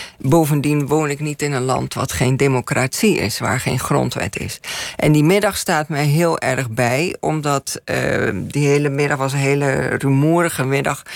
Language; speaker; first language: Dutch; native; Dutch